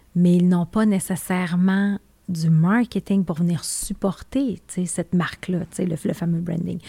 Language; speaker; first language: French; native; French